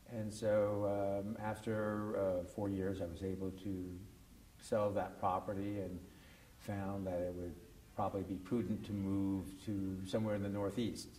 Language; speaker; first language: English; native; English